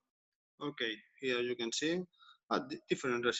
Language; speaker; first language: English; non-native, learner; Spanish